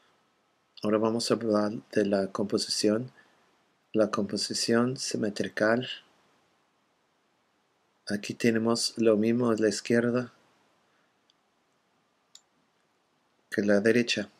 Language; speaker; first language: Spanish; non-native, fluent; English